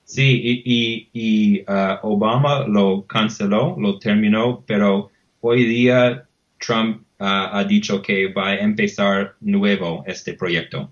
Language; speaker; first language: Spanish; non-native, fluent; English